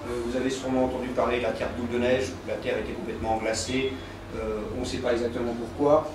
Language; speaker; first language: French; native; French